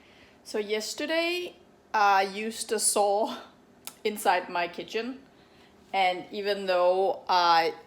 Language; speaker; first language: English; non-native, fluent; Danish